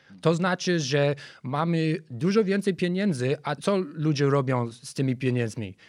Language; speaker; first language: Polish; non-native, learner; English